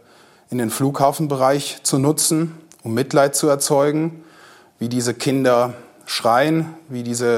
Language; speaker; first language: German; native; German